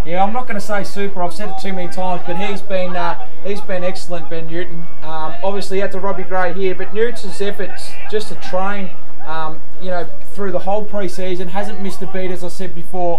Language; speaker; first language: English; native; English